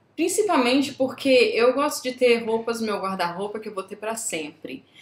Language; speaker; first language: Portuguese; native; Portuguese